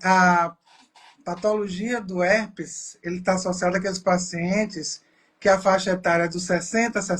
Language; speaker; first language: Portuguese; native; Portuguese